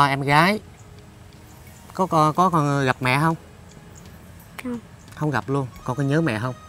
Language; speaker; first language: Vietnamese; native; Vietnamese